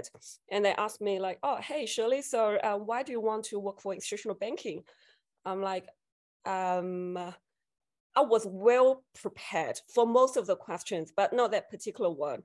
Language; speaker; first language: English; non-native, fluent; Chinese